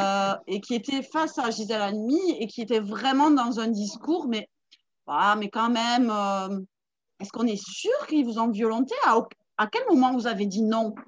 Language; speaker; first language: French; native; French